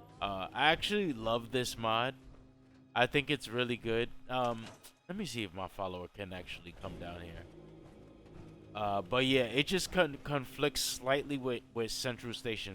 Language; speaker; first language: English; native; English